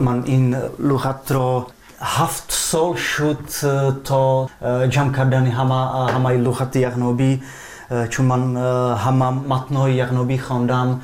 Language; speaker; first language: Persian; non-native, fluent; Czech